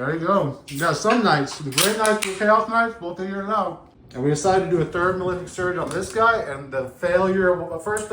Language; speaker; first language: English; native; English